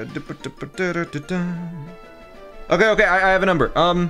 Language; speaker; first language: English; native; English